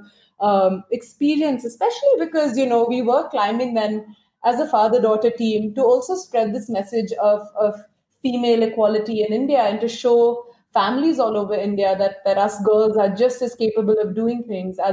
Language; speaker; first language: English; non-native, local second language; Hindi